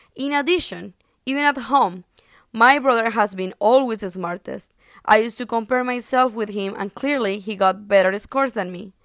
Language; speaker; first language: English; non-native, fluent; Spanish